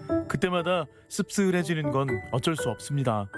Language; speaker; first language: Korean; native; Korean